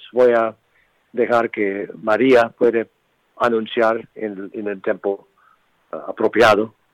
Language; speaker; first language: Spanish; non-native, fluent; English